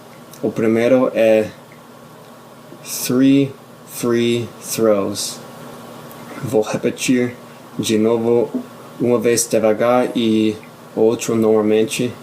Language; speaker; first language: Portuguese; non-native, fluent; English